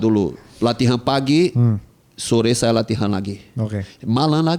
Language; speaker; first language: Indonesian; non-native, fluent; Portuguese